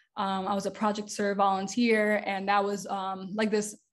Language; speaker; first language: English; native; English